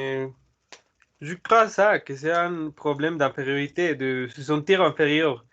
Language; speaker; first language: French; non-native, learner; Spanish